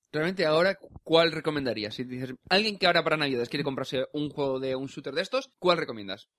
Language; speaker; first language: Spanish; native; Spanish